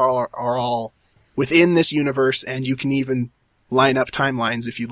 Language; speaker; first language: English; native; English